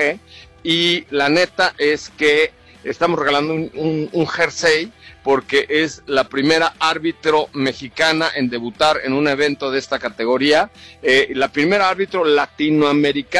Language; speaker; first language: Spanish; native; Spanish